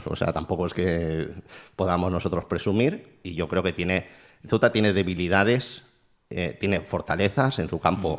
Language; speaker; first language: Spanish; native; Spanish